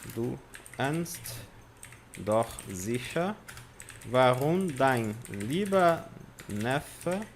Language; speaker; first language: German; non-native, fluent; Portuguese